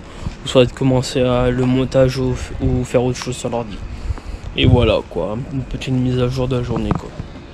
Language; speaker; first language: French; native; French